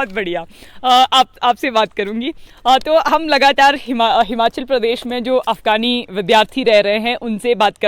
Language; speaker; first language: Hindi; native; Hindi